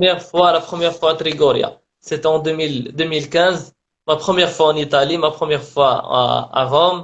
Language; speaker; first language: French; non-native, local second language; Arabic